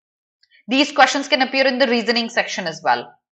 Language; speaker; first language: English; non-native, local second language; Hindi